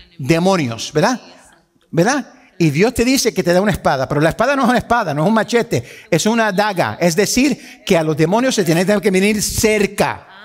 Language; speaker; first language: Spanish; early bilingual, heritage; Spanish